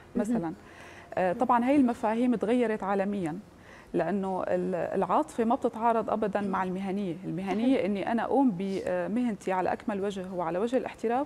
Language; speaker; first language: Arabic; native; Arabic